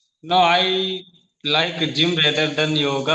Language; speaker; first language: English; non-native, learner; Hindi